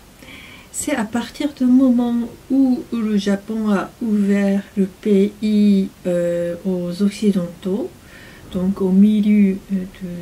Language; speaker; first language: French; non-native, fluent; Japanese